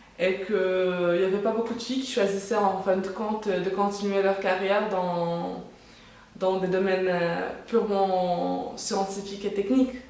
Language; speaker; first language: French; non-native, local second language; Arabic